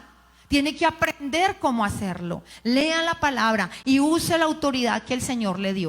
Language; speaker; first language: Spanish; native; Spanish